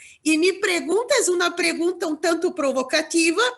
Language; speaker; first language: Spanish; non-native, learner; Portuguese